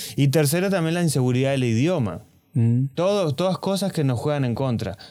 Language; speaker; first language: Spanish; native; Spanish